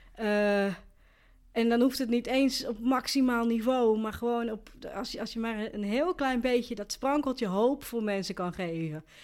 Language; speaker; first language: Dutch; native; Dutch